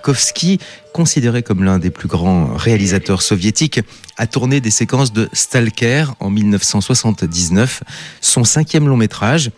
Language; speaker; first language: French; native; French